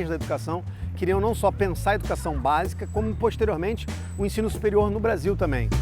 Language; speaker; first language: Portuguese; native; Portuguese